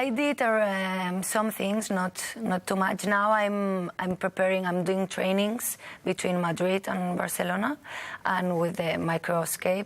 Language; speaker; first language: English; non-native, learner; Catalan